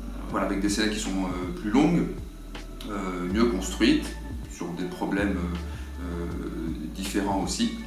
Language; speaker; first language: French; native; French